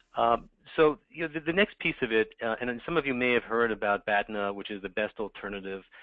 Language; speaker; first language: English; native; English